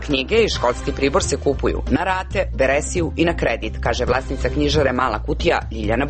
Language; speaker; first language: Serbian; native; Serbian